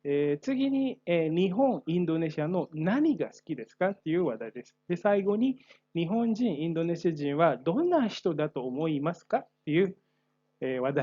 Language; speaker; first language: Japanese; non-native, fluent; Indonesian